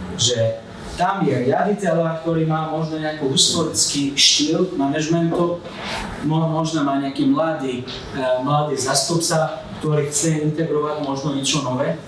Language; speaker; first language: Slovak; non-native, fluent; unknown